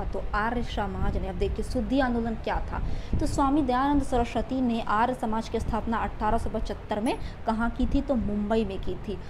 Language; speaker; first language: Hindi; native; Hindi